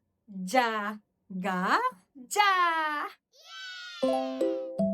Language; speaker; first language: Malay; native; Malay